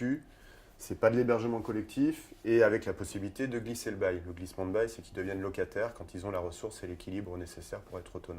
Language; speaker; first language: French; native; French